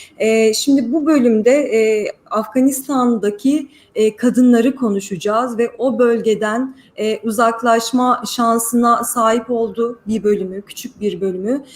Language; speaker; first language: Turkish; native; Turkish